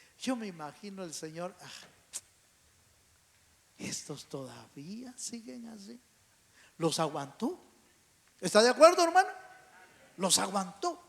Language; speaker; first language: Spanish; native; Spanish